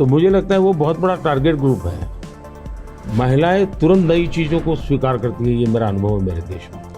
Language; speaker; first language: Hindi; native; Hindi